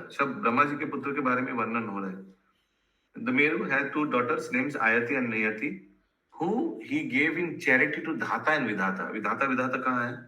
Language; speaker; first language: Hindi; non-native, local second language; Bangla